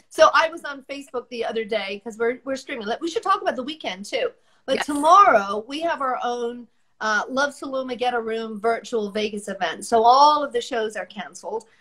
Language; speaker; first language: English; native; English